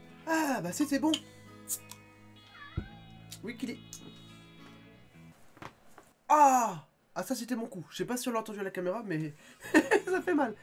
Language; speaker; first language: French; native; French